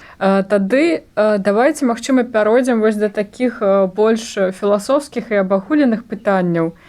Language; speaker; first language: Belarusian; non-native, local second language; Russian